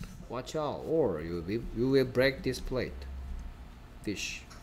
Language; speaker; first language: English; non-native, fluent; Korean